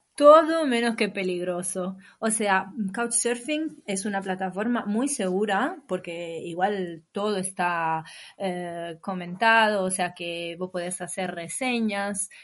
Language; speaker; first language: Spanish; non-native, fluent; Italian